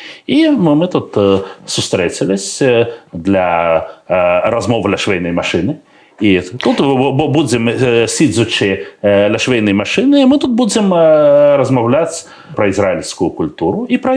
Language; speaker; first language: Belarusian; non-native, fluent; Russian